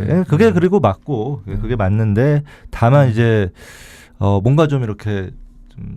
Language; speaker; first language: Korean; native; Korean